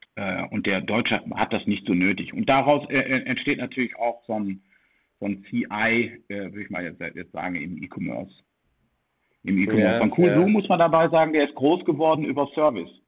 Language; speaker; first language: German; early bilingual, heritage; Dutch